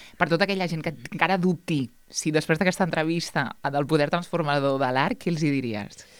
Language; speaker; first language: Catalan; native; Catalan